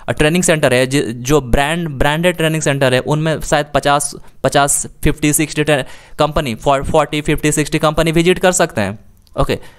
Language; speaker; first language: Hindi; native; Hindi